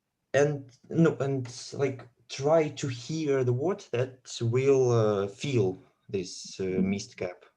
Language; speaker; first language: English; non-native, learner; Russian